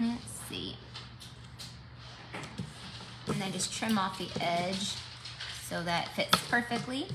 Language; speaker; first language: English; native; English